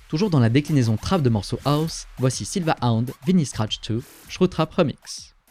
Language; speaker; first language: French; native; French